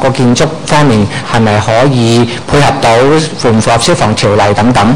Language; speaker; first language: Cantonese; native; Cantonese